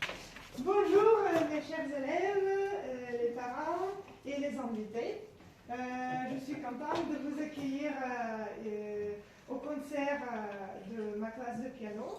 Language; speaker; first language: French; non-native, fluent; Ukrainian